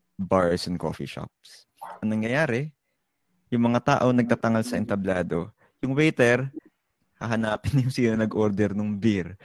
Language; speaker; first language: Filipino; native; Filipino